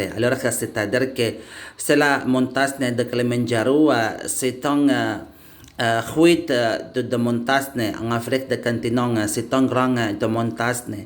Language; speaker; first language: French; non-native, learner; Indonesian